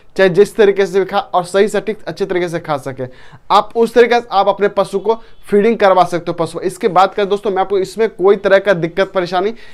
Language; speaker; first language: Hindi; native; Hindi